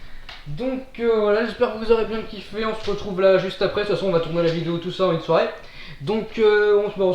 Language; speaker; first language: French; native; French